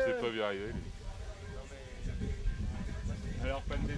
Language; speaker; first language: French; native; French